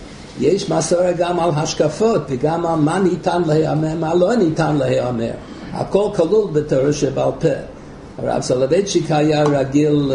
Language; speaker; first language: Hebrew; non-native, fluent; English